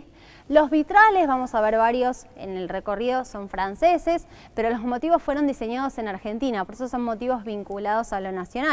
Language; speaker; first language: Spanish; native; Spanish